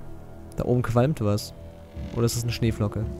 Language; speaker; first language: German; native; German